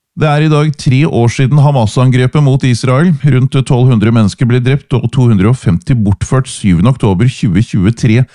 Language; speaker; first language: Norwegian; native; Norwegian